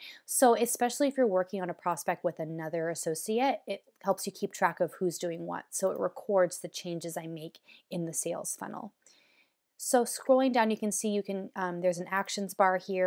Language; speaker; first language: English; native; English